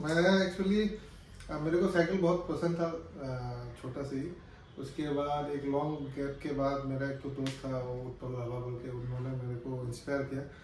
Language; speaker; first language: Hindi; non-native, local second language; Assamese